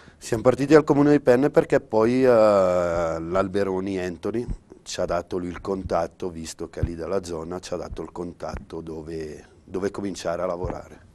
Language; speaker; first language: Italian; native; Italian